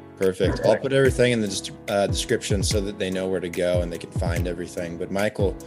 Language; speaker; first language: English; native; English